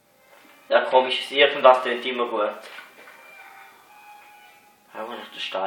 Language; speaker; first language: German; native; German